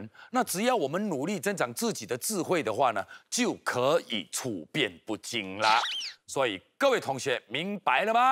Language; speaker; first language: Chinese; native; Chinese